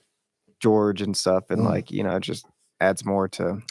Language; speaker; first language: English; native; English